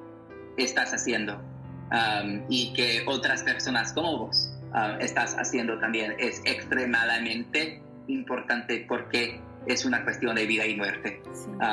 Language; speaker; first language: Spanish; non-native, learner; English